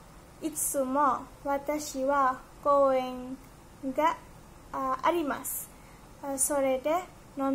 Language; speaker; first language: Japanese; non-native, learner; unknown